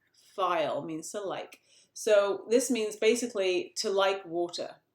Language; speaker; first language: English; native; English